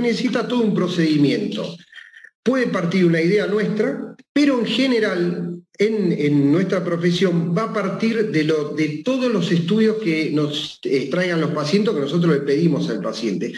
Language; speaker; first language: Spanish; native; Spanish